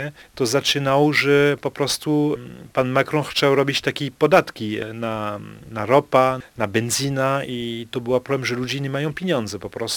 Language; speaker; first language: Polish; non-native, fluent; French